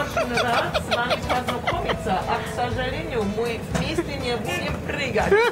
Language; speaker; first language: Russian; non-native, fluent; German